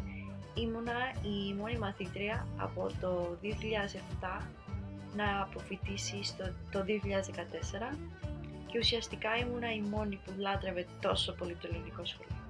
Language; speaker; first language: Greek; early bilingual, heritage; Spanish